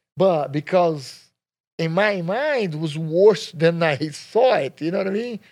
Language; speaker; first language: English; non-native, learner; Portuguese